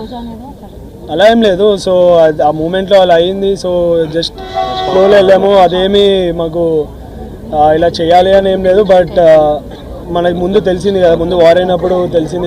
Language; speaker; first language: Telugu; native; Telugu